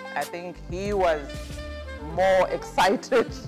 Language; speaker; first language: English; non-native, local second language; Venda